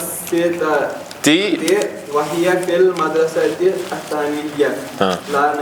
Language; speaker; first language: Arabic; non-native, learner; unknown